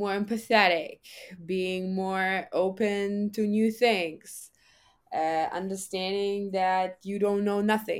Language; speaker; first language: English; non-native, fluent; German